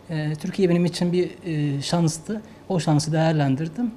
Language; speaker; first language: Turkish; non-native, fluent; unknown